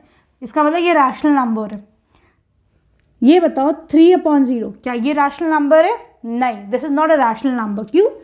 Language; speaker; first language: Hindi; native; Hindi